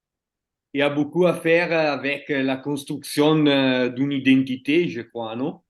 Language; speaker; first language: French; non-native, fluent; Italian